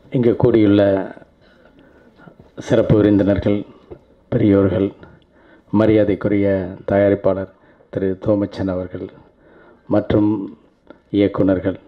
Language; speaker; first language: Tamil; native; Tamil